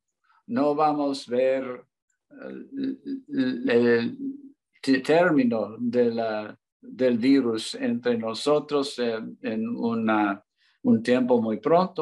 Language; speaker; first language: Spanish; non-native, learner; English